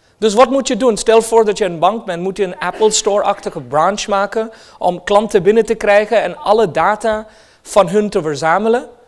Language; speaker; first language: Dutch; non-native, fluent; Hindi